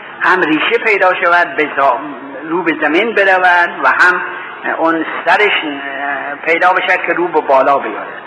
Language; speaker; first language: Persian; native; Persian